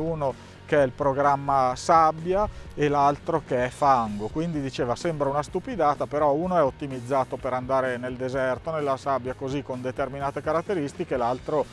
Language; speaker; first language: Italian; native; Italian